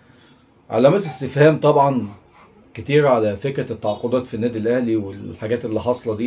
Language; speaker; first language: Arabic; native; Arabic